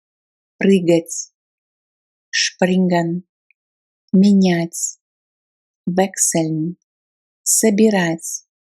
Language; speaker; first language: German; non-native, fluent; Russian